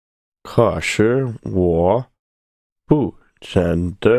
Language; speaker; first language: Chinese; non-native, learner; English